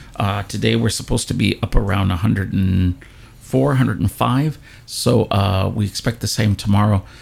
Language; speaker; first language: English; native; English